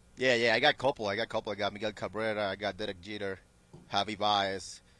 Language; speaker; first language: English; non-native, learner; Spanish